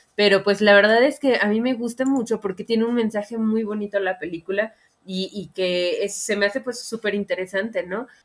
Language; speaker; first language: Spanish; native; Spanish